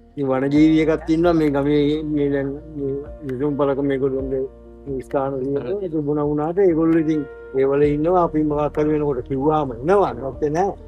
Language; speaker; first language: Sinhala; native; Sinhala